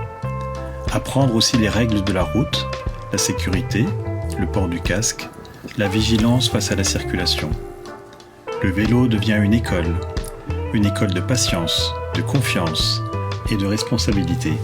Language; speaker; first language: French; native; French